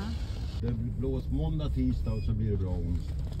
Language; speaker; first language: Swedish; non-native, learner; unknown